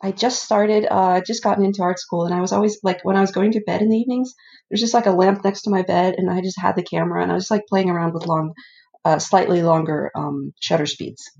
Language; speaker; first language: English; early bilingual, other home language; Icelandic